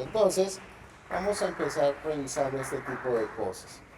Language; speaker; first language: Spanish; native; Spanish